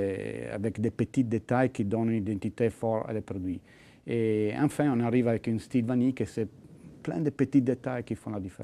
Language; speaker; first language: French; non-native, fluent; Italian